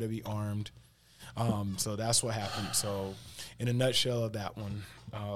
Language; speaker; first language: English; native; English